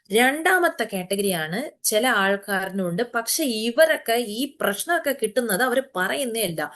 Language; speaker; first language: Malayalam; early bilingual, heritage; Malayalam